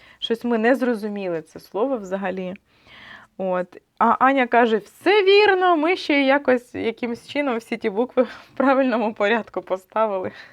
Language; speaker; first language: Ukrainian; non-native, local second language; Russian